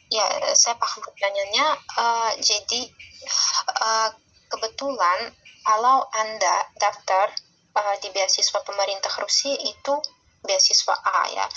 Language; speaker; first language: Indonesian; non-native, fluent; Russian